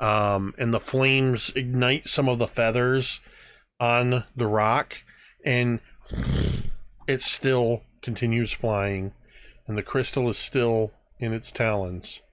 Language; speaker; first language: English; native; English